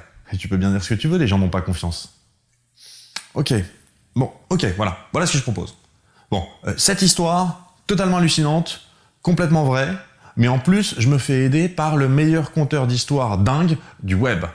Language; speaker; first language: French; native; French